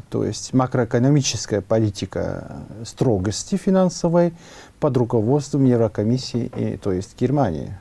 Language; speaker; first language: Russian; non-native, fluent; French